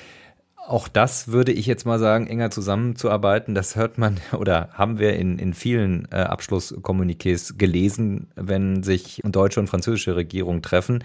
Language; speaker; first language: German; native; German